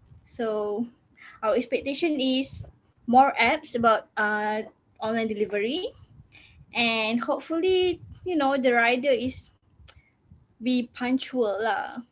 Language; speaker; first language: English; non-native, local second language; Malay